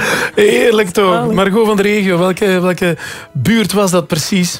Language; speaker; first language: Dutch; native; Dutch